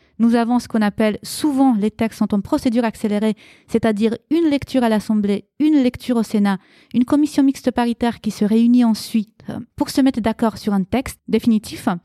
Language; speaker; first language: French; early bilingual, other home language; Romanian